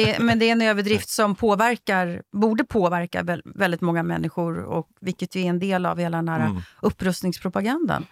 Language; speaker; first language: Swedish; native; Swedish